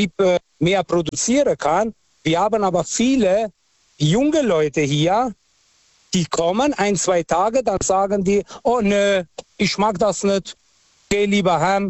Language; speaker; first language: German; early bilingual, other home language; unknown